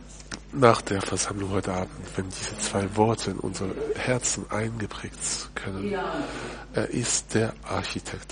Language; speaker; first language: German; non-native, fluent; French